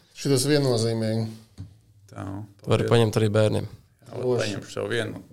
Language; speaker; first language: Latvian; native; Latvian